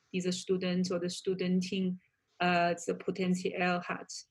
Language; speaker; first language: German; non-native, fluent; Chinese